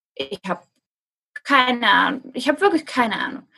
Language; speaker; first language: German; native; German